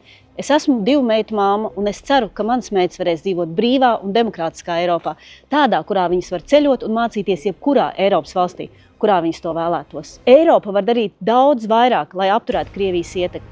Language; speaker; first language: Latvian; native; Latvian